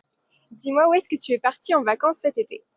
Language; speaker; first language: French; native; French